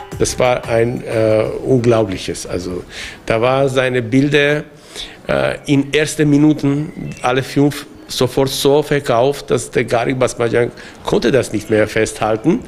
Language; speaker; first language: German; non-native, fluent; Armenian